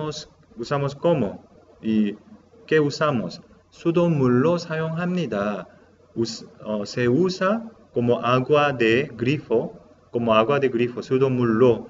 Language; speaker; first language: Spanish; non-native, learner; Korean